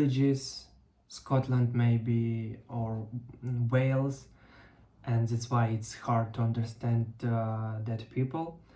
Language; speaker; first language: English; non-native, learner; Russian